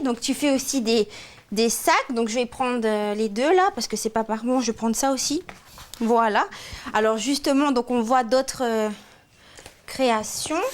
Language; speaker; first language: French; native; French